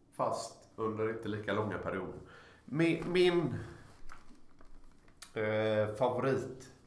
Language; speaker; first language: Swedish; native; Swedish